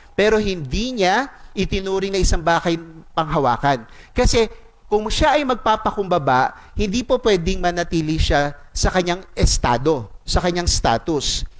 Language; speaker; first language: Filipino; non-native, local second language; Cebuano